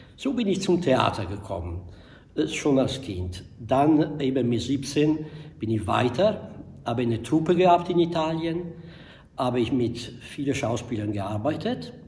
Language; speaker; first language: German; non-native, fluent; Italian